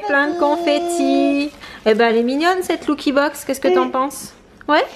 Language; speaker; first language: French; native; French